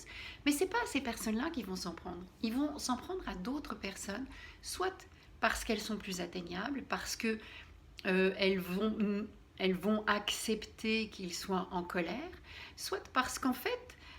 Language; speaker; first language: French; native; French